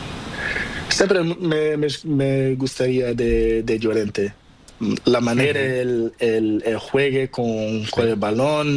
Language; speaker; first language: Spanish; non-native, learner; Portuguese